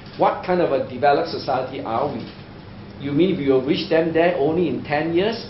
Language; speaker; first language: English; native; English